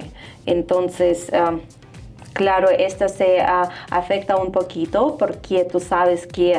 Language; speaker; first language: Spanish; non-native, fluent; Russian